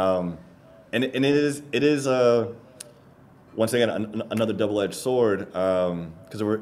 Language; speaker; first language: English; native; English